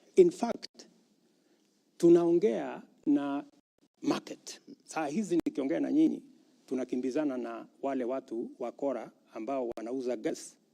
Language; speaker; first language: Swahili; non-native, local second language; Kalenjin